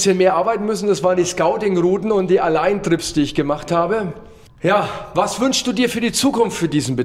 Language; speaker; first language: German; native; German